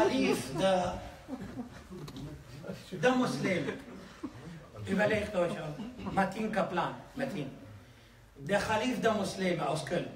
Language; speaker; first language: German; non-native, fluent; Arabic